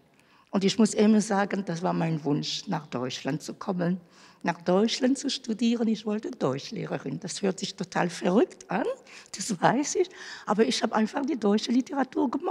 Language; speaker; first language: German; non-native, fluent; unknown